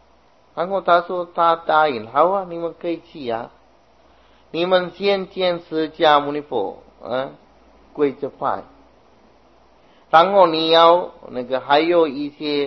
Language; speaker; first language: Chinese; non-native, fluent; Sinhala